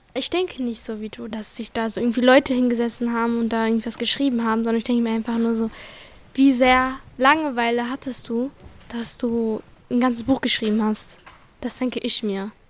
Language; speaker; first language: German; early bilingual, other home language; Arabic